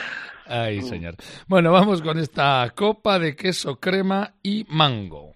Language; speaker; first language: Spanish; native; Spanish